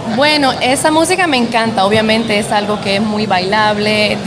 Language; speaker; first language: Spanish; early bilingual, heritage; Spanish